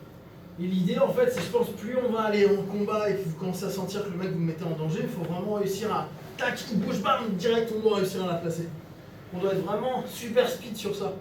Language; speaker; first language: French; native; French